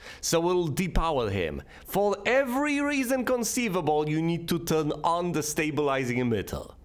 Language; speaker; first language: English; native; English